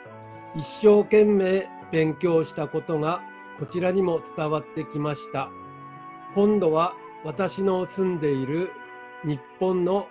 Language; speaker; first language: Japanese; native; Japanese